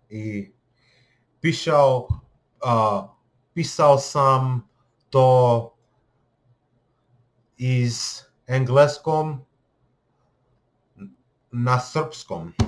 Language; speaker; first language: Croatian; non-native, learner; English